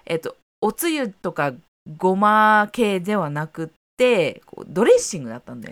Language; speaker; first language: Japanese; native; Japanese